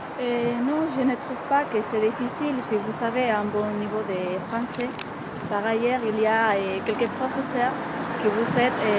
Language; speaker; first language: French; non-native, fluent; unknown